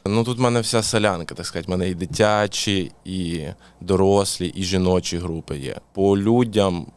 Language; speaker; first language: Ukrainian; non-native, local second language; Russian